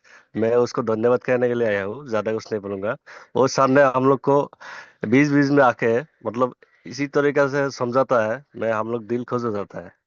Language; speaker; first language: Hindi; non-native, local second language; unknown